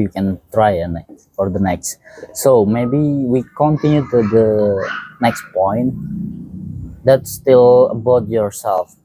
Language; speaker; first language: English; non-native, fluent; Indonesian